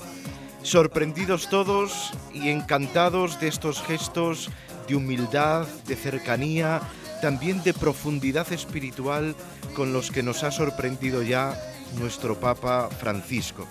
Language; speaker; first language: Spanish; native; Spanish